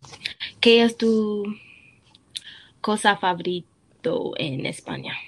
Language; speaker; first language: Spanish; non-native, learner; English